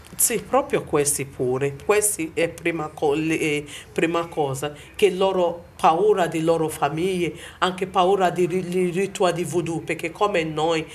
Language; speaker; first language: Italian; non-native, learner; Bini